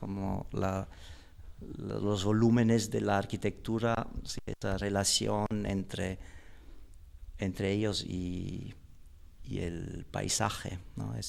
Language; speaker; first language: Spanish; non-native, fluent; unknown